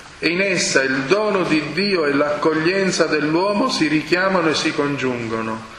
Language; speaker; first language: Italian; non-native, fluent; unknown